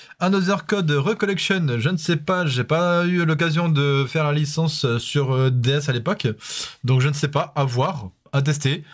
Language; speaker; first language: French; native; French